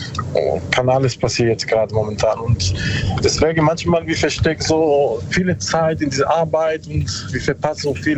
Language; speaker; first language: German; non-native, learner; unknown